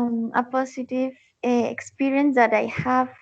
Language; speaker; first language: English; non-native, learner; Spanish